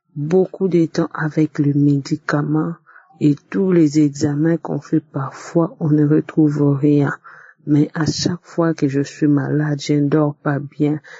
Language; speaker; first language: French; non-native, local second language; Lingala